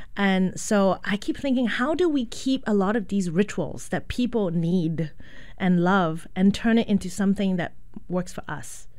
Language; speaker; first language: English; non-native, local second language; Cantonese